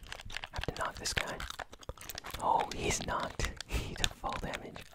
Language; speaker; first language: English; native; English